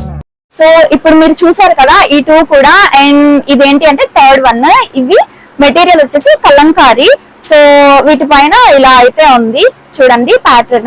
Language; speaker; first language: Telugu; native; Telugu